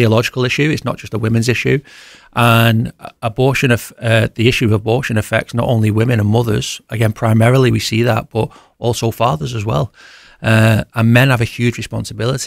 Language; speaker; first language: English; native; English